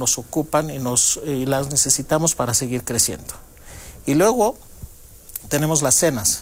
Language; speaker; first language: Spanish; non-native, fluent; Greek